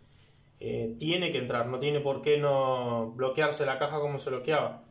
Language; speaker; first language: Spanish; native; Spanish